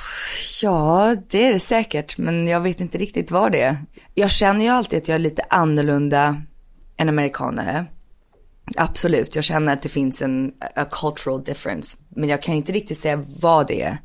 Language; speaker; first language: Swedish; early bilingual, heritage; Swedish